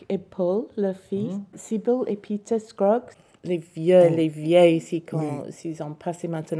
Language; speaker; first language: French; non-native, learner; English